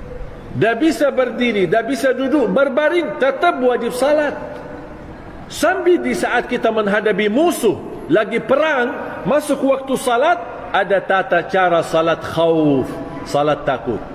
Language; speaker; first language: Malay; non-native, fluent; Arabic